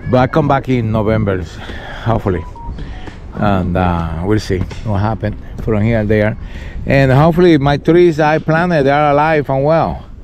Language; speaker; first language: English; non-native, fluent; Spanish